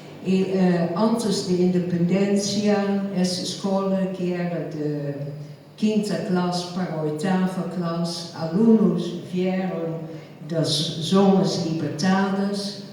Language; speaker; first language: Portuguese; non-native, fluent; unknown